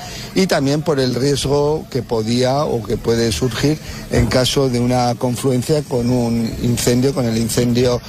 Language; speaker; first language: Spanish; native; Spanish